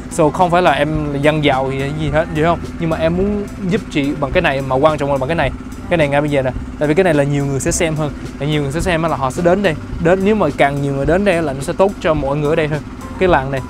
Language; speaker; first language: Vietnamese; early bilingual, heritage; Vietnamese